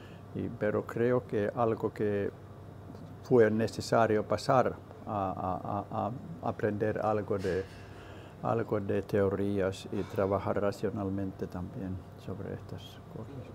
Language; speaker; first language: Spanish; non-native, learner; Finnish